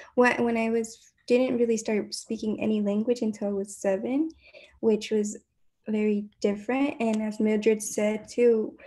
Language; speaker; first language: English; native; English